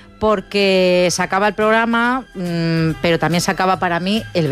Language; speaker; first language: Spanish; native; Spanish